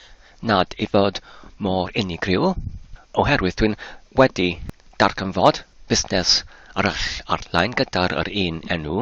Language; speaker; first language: Welsh; non-native, learner; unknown